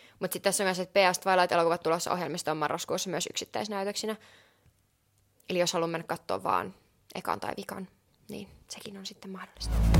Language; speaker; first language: Finnish; native; Finnish